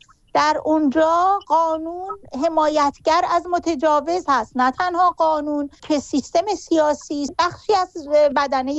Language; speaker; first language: Persian; native; Persian